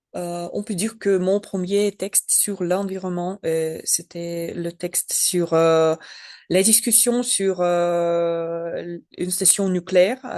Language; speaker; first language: French; non-native, learner; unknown